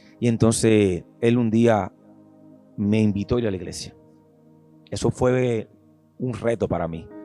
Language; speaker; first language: Spanish; native; Spanish